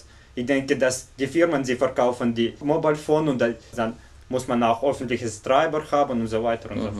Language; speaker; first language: German; non-native, fluent; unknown